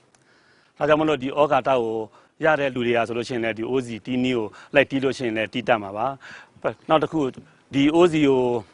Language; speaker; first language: Burmese; non-native, local second language; Shan